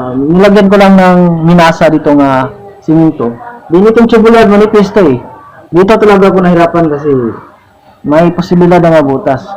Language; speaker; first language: Filipino; non-native, local second language; Cebuano